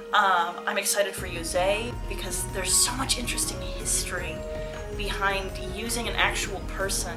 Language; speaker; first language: English; native; English